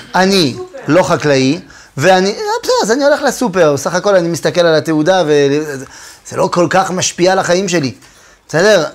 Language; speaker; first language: Hebrew; non-native, fluent; French